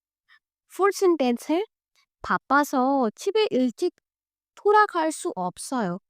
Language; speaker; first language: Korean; non-native, learner; Hindi